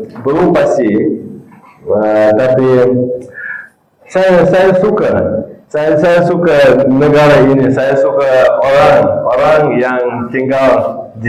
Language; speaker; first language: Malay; non-native, learner; Russian